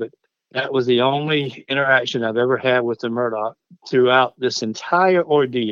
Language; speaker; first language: English; native; English